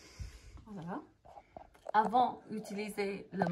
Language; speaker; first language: French; non-native, learner; English